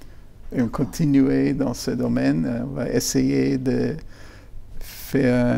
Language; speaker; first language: French; non-native, fluent; German